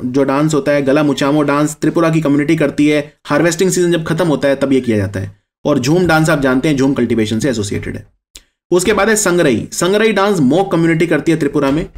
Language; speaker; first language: Hindi; native; Hindi